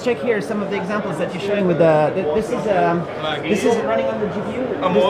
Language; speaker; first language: English; non-native, fluent; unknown